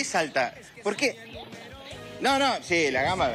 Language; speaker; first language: Spanish; native; Spanish